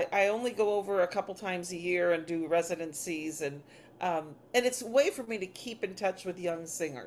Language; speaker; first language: English; native; English